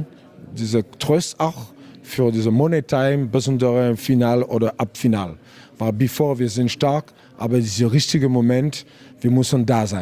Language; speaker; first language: German; non-native, learner; French